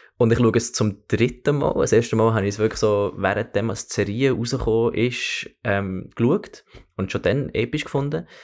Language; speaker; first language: German; native; German